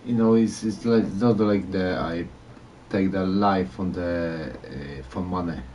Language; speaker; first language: English; non-native, learner; Polish